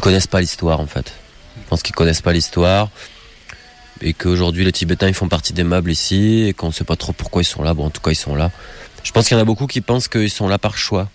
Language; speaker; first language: French; native; French